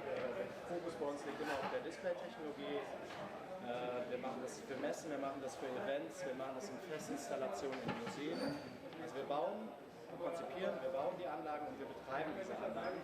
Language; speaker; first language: German; native; German